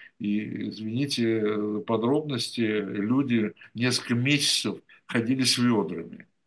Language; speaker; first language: Russian; native; Russian